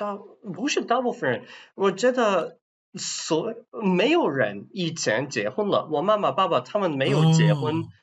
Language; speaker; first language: Chinese; non-native, fluent; English